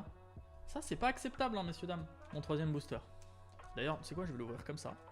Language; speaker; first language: French; native; French